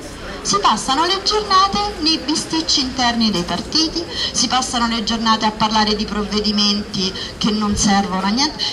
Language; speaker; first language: Italian; native; Italian